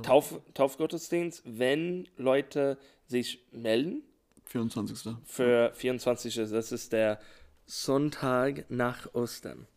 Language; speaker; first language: German; non-native, learner; English